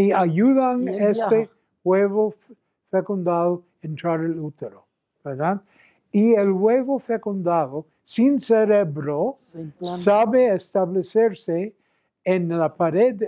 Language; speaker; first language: Spanish; non-native, fluent; English